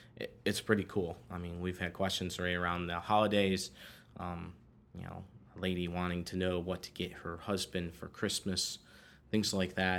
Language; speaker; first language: English; native; English